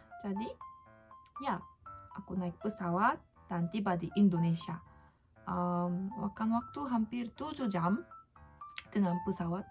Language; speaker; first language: Indonesian; non-native, learner; Korean